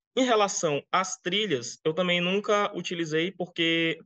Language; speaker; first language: Portuguese; native; Portuguese